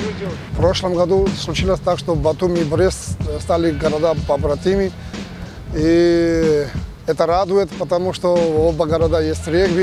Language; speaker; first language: Russian; non-native, fluent; Georgian